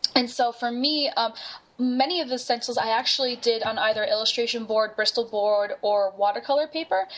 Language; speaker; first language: English; native; English